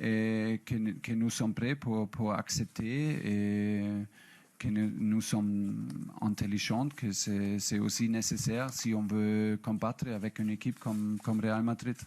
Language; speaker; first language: French; non-native, fluent; German